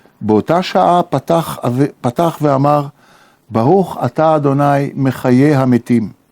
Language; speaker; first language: Hebrew; native; Hebrew